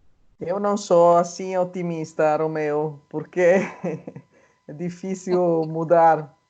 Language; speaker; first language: Portuguese; non-native, fluent; Italian